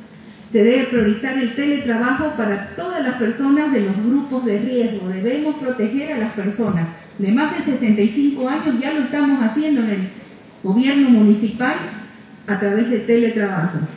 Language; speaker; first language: Spanish; native; Spanish